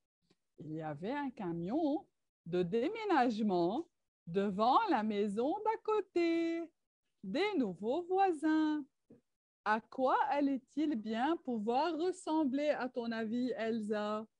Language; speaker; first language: French; non-native, local second language; Arabic